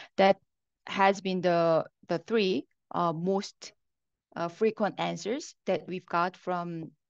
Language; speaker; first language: English; non-native, fluent; Korean